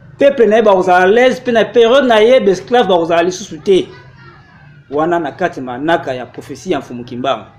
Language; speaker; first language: Lingala; non-native, local second language; Kongo